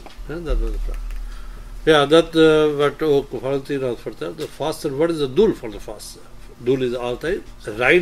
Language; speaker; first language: Dutch; non-native, fluent; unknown